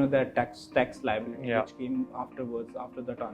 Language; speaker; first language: English; non-native, local second language; Hindi